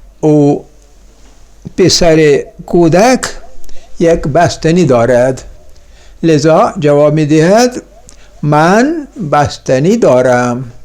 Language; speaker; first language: Persian; non-native, fluent; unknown